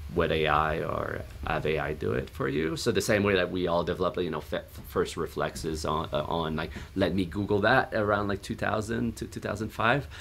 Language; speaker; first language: English; native; English